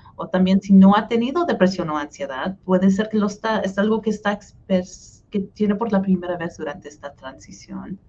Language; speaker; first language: Spanish; early bilingual, heritage; Spanish